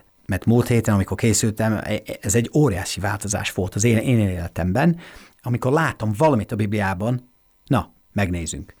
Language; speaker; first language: Hungarian; non-native, fluent; English